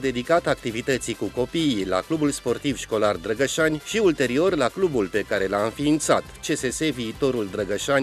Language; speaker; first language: Romanian; native; Romanian